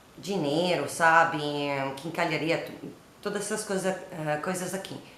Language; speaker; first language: Portuguese; non-native, learner; Italian